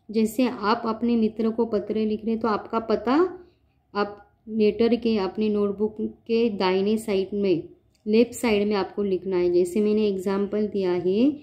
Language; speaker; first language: Hindi; non-native, local second language; Marathi